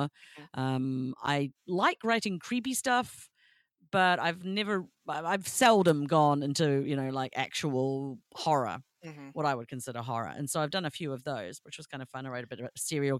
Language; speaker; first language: English; native; English